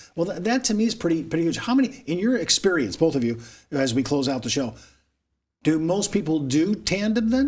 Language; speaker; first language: English; native; English